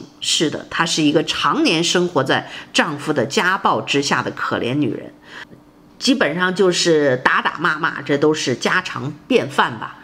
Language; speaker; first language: Chinese; native; Chinese